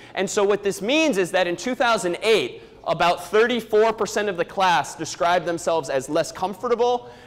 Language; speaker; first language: English; native; English